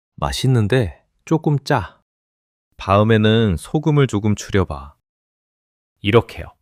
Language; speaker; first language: Korean; non-native, fluent; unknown